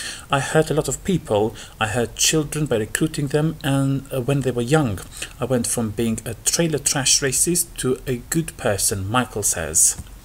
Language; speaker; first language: English; non-native, fluent; Albanian